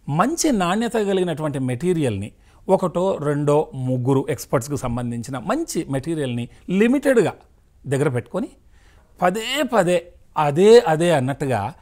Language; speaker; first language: Telugu; native; Telugu